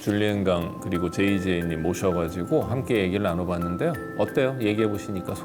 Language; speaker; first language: Korean; native; Korean